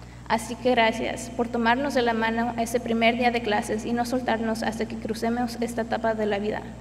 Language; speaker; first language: Spanish; early bilingual, other home language; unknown